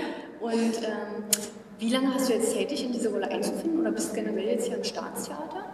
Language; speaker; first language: German; native; German